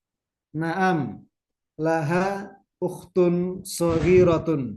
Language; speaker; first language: Arabic; non-native, fluent; Indonesian